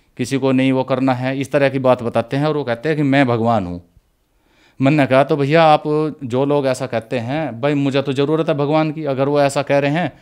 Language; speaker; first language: Hindi; native; Hindi